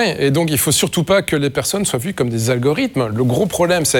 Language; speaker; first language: French; native; French